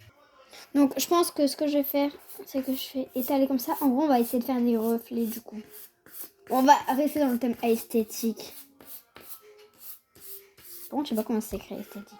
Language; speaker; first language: French; native; French